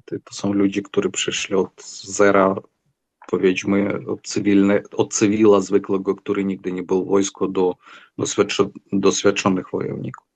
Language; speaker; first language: Polish; non-native, fluent; Ukrainian